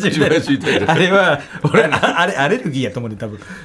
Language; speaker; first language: Japanese; native; Japanese